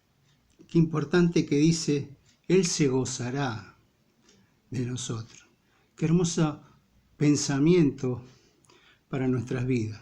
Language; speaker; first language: Spanish; native; Spanish